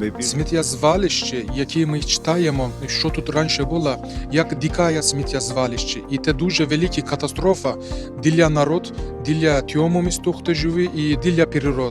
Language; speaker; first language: Ukrainian; non-native, learner; Turkish